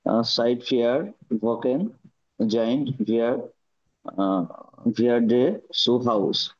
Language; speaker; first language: German; non-native, learner; Bangla